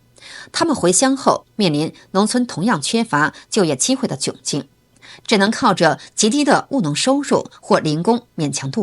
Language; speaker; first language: Chinese; native; Chinese